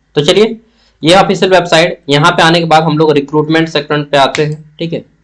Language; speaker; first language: Hindi; native; Hindi